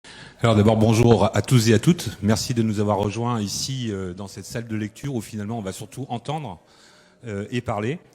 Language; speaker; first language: French; native; French